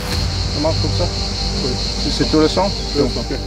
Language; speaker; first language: French; non-native, fluent; English